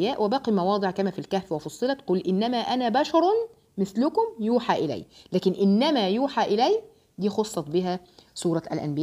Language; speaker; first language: Arabic; native; Arabic